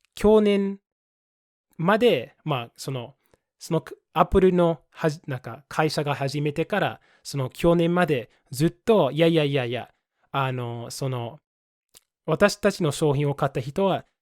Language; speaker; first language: Japanese; non-native, fluent; English